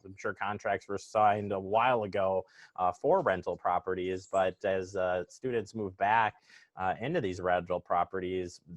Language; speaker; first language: English; native; English